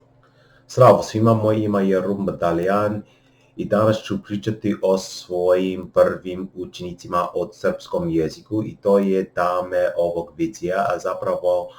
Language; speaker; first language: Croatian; non-native, learner; English